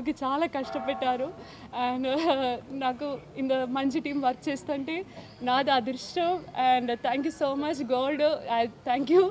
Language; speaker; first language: Telugu; non-native, learner; Malayalam